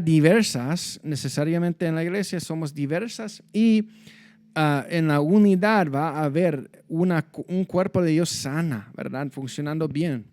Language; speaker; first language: Spanish; non-native, fluent; English